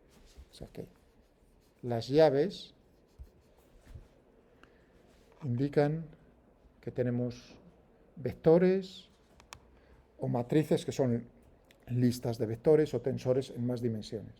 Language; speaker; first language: Spanish; native; Spanish